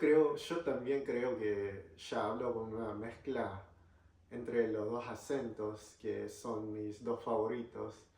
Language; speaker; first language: Spanish; non-native, fluent; English